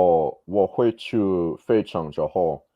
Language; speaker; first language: Chinese; non-native, learner; English